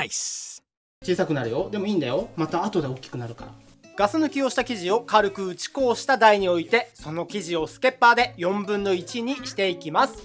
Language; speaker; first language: Japanese; native; Japanese